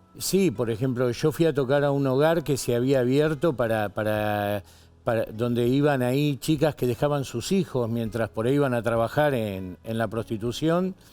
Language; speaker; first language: Spanish; native; Spanish